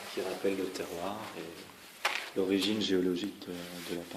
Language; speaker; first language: French; native; French